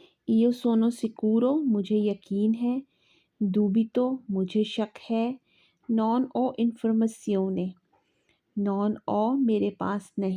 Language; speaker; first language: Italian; non-native, fluent; Urdu